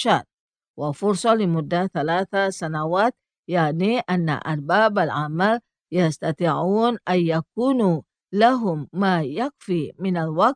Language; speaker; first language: Arabic; non-native, fluent; Indonesian